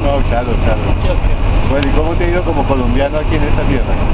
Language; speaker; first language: Spanish; native; Spanish